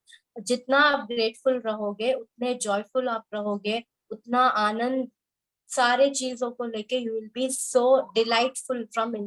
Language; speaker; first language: Hindi; native; Hindi